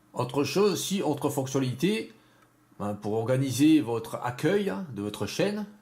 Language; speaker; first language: French; native; French